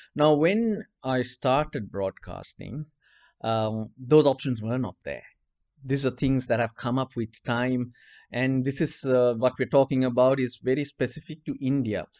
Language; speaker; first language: English; non-native, local second language; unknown